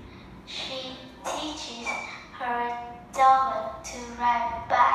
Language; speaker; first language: English; non-native, learner; Vietnamese